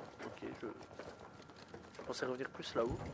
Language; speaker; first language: French; native; French